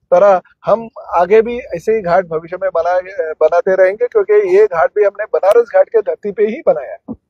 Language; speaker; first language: Hindi; non-native, local second language; Marathi